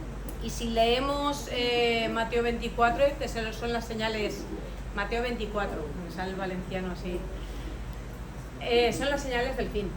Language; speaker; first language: Spanish; native; Spanish